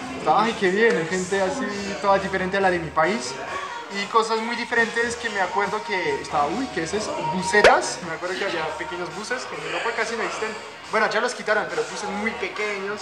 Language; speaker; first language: Spanish; non-native, fluent; French